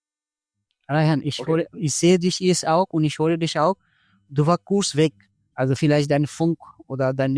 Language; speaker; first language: German; non-native, fluent; Bangla